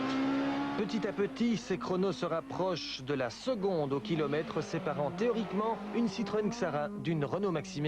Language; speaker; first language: French; native; French